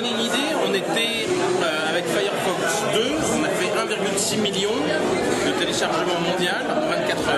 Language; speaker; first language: French; native; French